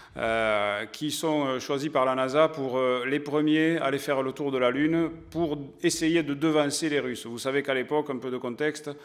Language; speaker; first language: French; native; French